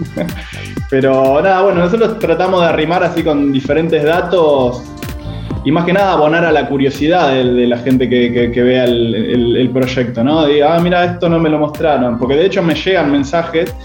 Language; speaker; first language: Spanish; native; Spanish